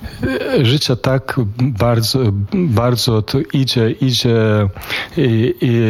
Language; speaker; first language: Polish; non-native, fluent; Lithuanian